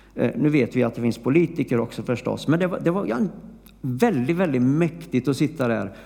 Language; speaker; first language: Swedish; native; Swedish